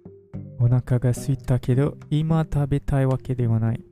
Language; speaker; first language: Japanese; non-native, fluent; English